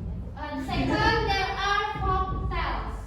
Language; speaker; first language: English; non-native, learner; Indonesian